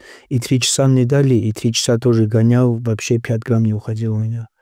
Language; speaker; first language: Russian; non-native, local second language; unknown